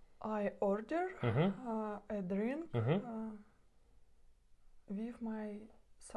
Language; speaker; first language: English; non-native, learner; Russian